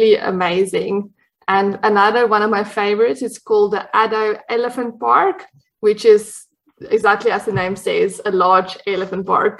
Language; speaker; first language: English; non-native, local second language; Afrikaans